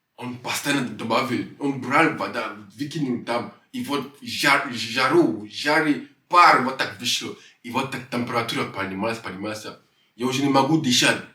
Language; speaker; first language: Russian; non-native, fluent; French